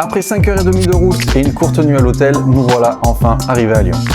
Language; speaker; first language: French; native; French